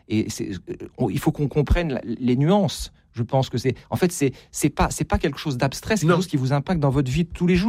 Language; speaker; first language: French; native; French